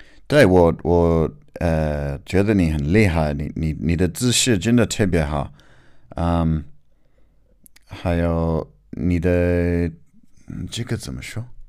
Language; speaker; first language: Chinese; non-native, learner; English